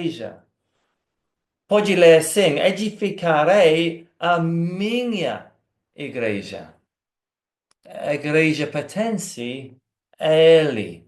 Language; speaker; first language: Portuguese; non-native, fluent; English